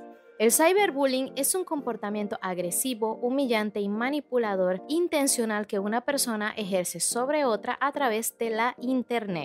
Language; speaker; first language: Spanish; native; Spanish